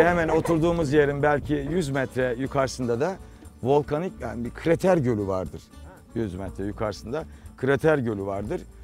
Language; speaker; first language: Turkish; native; Turkish